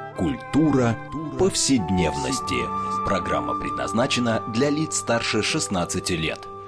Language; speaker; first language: Russian; native; Russian